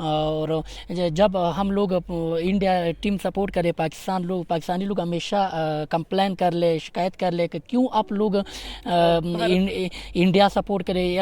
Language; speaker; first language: Hindi; non-native, learner; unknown